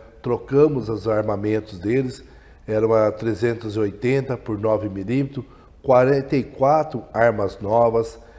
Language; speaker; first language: Portuguese; native; Portuguese